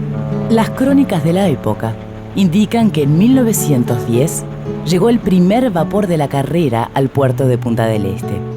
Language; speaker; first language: Spanish; native; Spanish